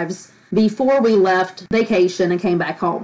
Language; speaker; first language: English; native; English